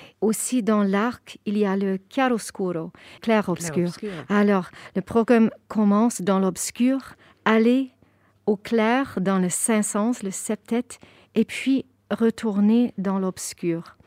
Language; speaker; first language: French; non-native, fluent; English